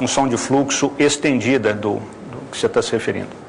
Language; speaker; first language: Portuguese; native; Portuguese